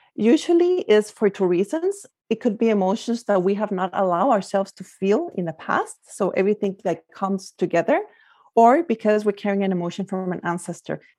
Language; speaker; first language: English; non-native, fluent; Spanish